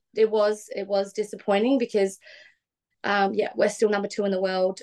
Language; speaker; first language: English; native; English